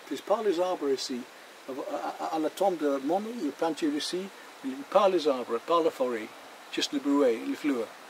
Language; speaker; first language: French; non-native, learner; English